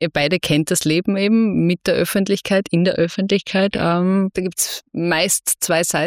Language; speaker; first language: German; native; German